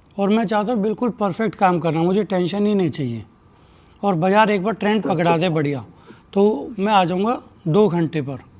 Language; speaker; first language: Hindi; native; Hindi